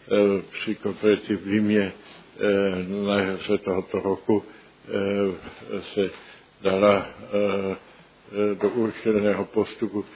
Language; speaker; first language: Czech; early bilingual, heritage; Czech